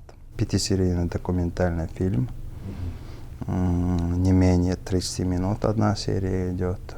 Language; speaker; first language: Russian; non-native, local second language; Chechen